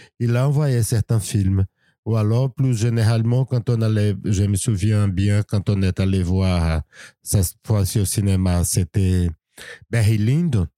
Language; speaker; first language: French; non-native, fluent; Portuguese